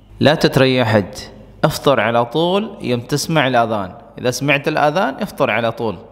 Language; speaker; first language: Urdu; non-native, local second language; Pashto